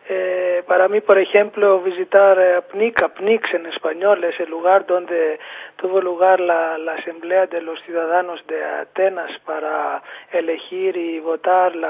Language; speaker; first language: Spanish; non-native, fluent; Greek